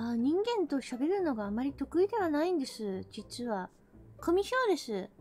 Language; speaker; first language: Japanese; non-native, fluent; English